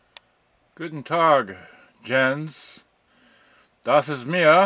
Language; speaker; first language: German; non-native, learner; English